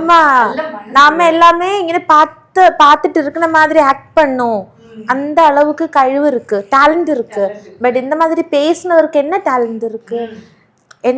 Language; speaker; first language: Tamil; non-native, local second language; Malayalam